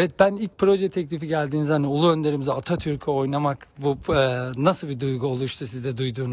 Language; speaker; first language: Turkish; native; Turkish